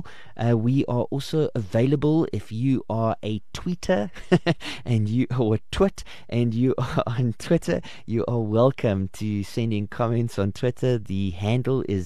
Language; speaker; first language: English; native; English